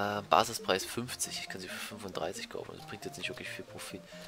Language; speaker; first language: German; native; German